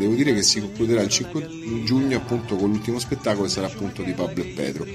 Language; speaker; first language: Italian; native; Italian